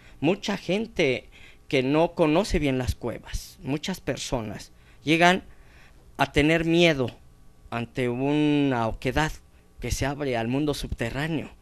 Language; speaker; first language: Spanish; native; Spanish